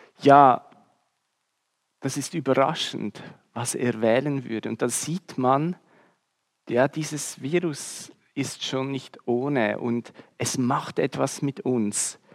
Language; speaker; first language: German; native; German